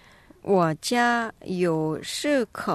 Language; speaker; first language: Chinese; non-native, learner; Korean